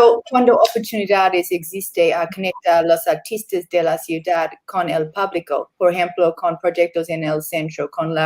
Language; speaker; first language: Spanish; non-native, learner; English